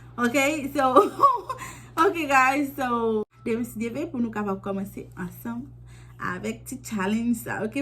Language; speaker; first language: French; non-native, learner; Haitian Creole